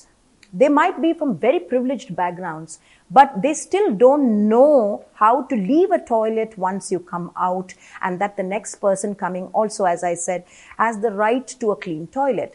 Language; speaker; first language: English; non-native, local second language; Malayalam